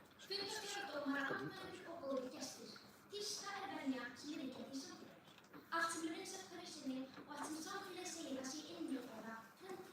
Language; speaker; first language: Icelandic; native; Icelandic